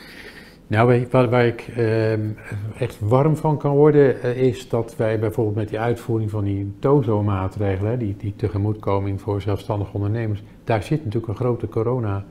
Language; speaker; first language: Dutch; native; Dutch